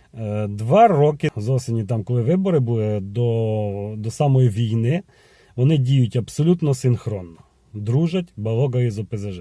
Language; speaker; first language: Ukrainian; native; Ukrainian